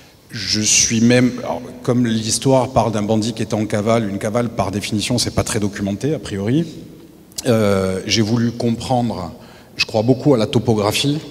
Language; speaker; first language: French; native; French